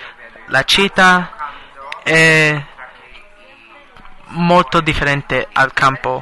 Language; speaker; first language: Italian; non-native, learner; English